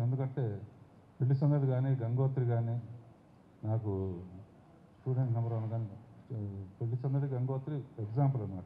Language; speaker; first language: Telugu; native; Telugu